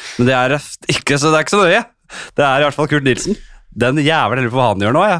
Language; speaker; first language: Norwegian; native; Norwegian